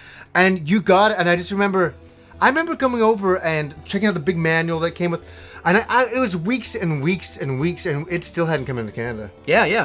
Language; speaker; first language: English; native; English